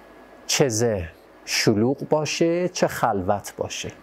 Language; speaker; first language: Persian; native; Persian